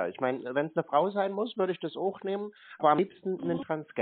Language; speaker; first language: German; native; German